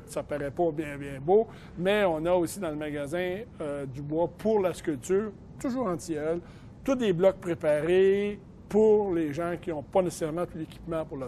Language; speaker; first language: French; native; French